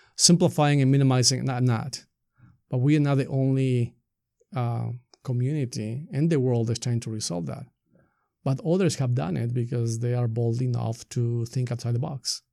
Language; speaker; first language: English; non-native, fluent; Spanish